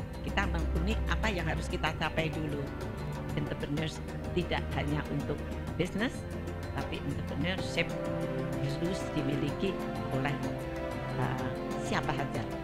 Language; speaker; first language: Indonesian; non-native, local second language; Javanese